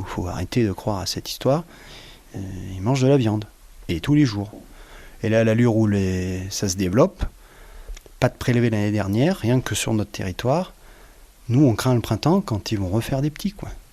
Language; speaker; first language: French; native; French